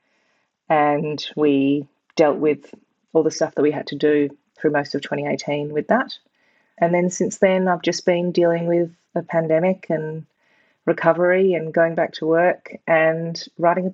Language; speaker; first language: English; native; English